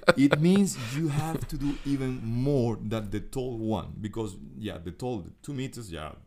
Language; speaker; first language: English; non-native, fluent; Spanish